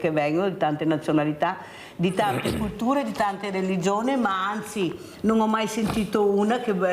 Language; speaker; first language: Italian; native; Italian